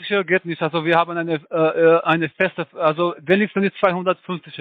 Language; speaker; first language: German; non-native, fluent; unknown